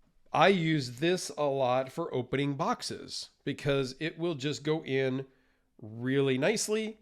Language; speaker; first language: English; native; English